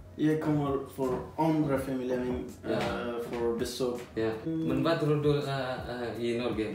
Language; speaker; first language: Norwegian; non-native, learner; Indonesian